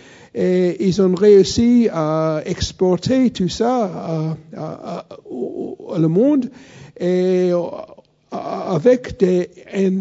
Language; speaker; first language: French; non-native, fluent; English